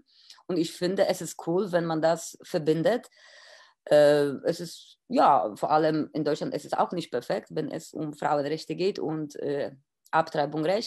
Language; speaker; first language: German; non-native, fluent; Polish